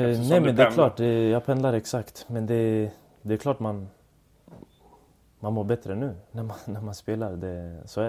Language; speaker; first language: Swedish; early bilingual, other home language; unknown